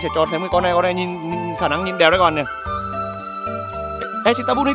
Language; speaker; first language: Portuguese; non-native, learner; Vietnamese